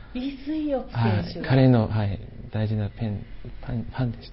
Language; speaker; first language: Japanese; non-native, fluent; Korean